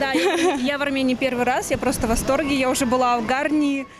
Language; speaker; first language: Russian; native; Russian